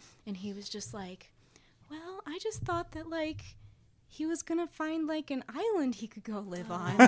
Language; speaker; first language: English; native; English